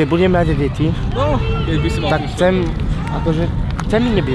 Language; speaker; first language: Slovak; non-native, local second language; Romany